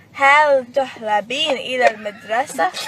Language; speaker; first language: Arabic; non-native, learner; English